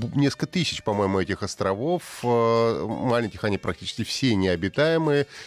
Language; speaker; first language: Russian; native; Russian